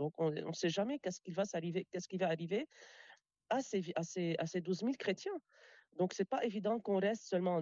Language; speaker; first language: French; non-native, local second language; Arabic